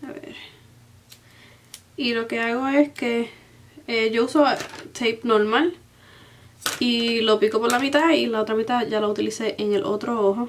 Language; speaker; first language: Spanish; early bilingual, heritage; Spanish